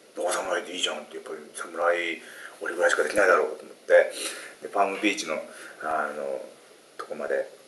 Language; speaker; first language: Japanese; native; Japanese